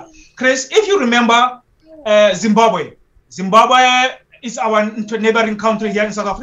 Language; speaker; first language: English; non-native, local second language; Xhosa